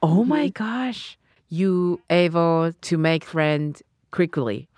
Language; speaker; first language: English; non-native, learner; Japanese